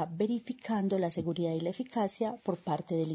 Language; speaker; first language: Spanish; native; Spanish